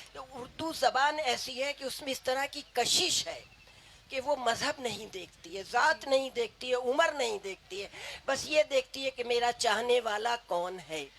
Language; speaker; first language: Urdu; native; Urdu